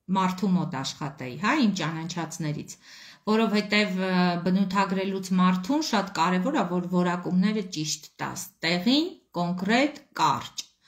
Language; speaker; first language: Armenian; native; Armenian